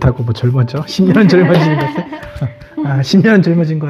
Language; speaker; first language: Korean; native; Korean